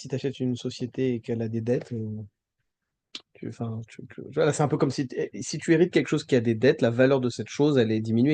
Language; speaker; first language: French; native; French